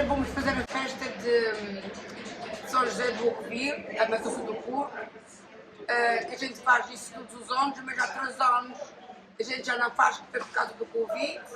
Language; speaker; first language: Portuguese; non-native, local second language; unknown